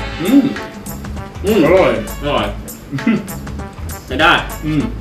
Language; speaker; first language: Thai; native; Thai